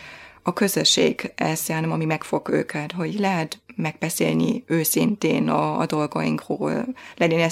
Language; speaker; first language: Hungarian; non-native, fluent; German